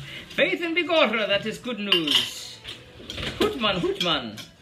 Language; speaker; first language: English; early bilingual, other home language; Spanish